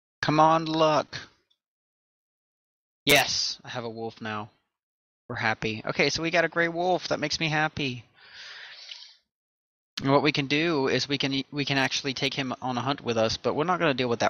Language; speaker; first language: English; native; English